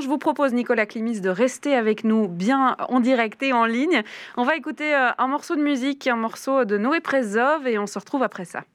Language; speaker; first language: French; native; French